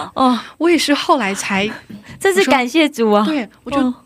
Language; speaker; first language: Chinese; native; Chinese